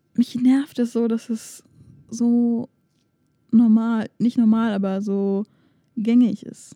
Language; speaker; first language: German; native; German